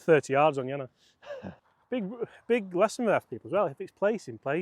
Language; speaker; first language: English; native; English